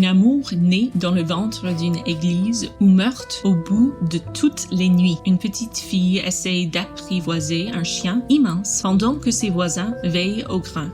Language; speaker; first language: French; non-native, learner; English